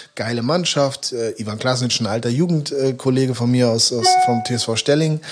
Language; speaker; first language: German; native; German